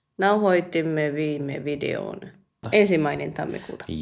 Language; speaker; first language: Finnish; non-native, learner; Japanese